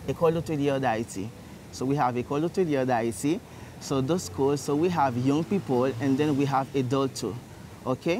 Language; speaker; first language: English; non-native, learner; Haitian Creole